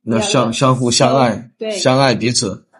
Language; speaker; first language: Chinese; native; Chinese